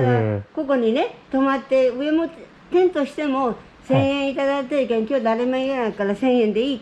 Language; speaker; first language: Japanese; native; Japanese